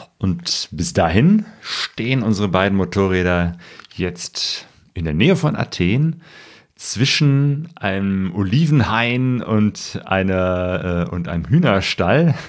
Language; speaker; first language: German; native; German